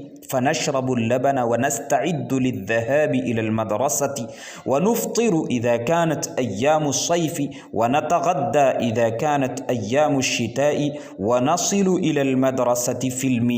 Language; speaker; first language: Arabic; non-native, fluent; Urdu